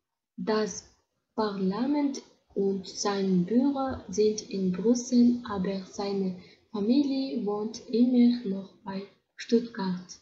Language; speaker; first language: German; non-native, learner; Kyrgyz